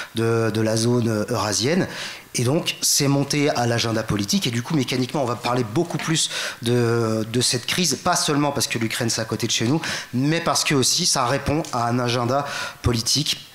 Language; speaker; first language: French; native; French